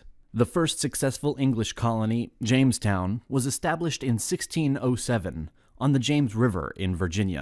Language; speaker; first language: English; non-native, fluent; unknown